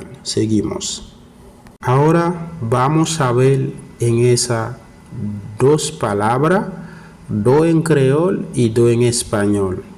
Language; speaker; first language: Spanish; non-native, fluent; Haitian Creole